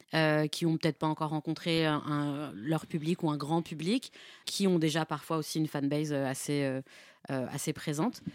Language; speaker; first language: French; native; French